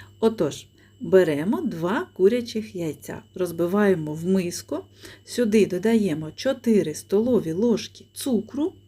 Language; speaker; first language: Ukrainian; native; Ukrainian